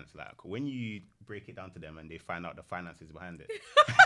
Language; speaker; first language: English; native; English